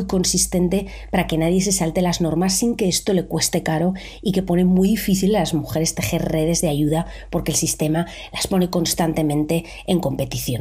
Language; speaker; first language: Spanish; native; Spanish